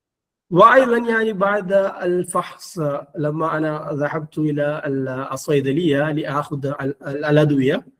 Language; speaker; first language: Arabic; non-native, fluent; Malayalam